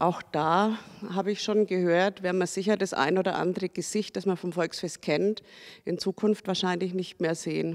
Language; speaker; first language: German; native; German